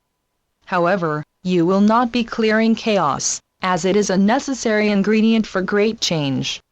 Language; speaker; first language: English; native; English